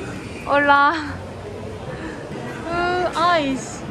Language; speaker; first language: Spanish; non-native, learner; Turkish